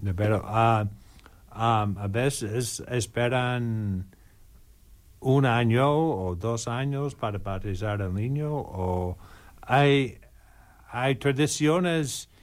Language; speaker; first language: Spanish; non-native, learner; English